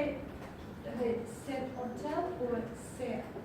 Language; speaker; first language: French; non-native, learner; Russian